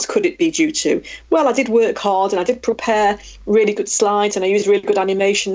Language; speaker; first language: English; native; English